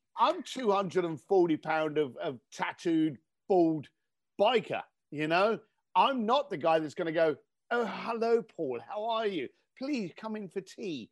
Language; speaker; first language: English; native; English